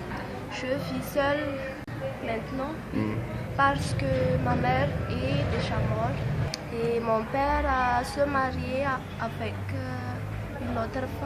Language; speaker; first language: French; non-native, learner; Malagasy